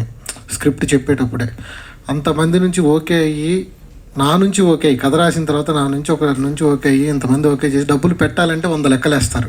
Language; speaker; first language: Telugu; native; Telugu